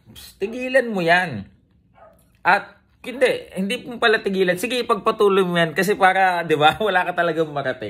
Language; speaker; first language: Filipino; native; Filipino